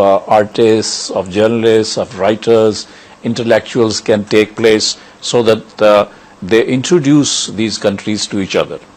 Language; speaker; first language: English; non-native, local second language; Urdu